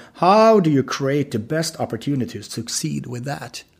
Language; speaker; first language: English; non-native, fluent; Swedish